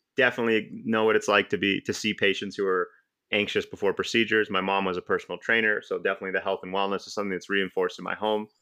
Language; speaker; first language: English; native; English